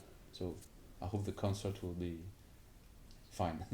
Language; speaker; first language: English; non-native, fluent; French